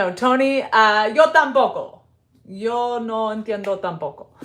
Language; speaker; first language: Spanish; non-native, learner; English